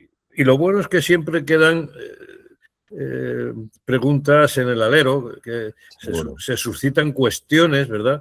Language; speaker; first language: Spanish; native; Spanish